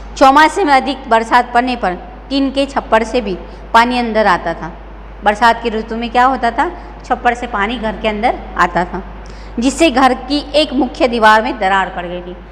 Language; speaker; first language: Hindi; non-native, local second language; Gujarati